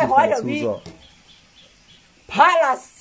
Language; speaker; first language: German; non-native, learner; Thai